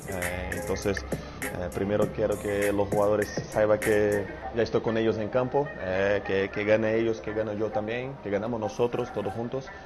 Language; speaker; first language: Spanish; non-native, fluent; Portuguese